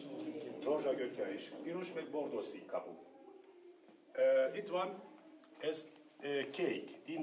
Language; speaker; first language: Hungarian; non-native, learner; Turkish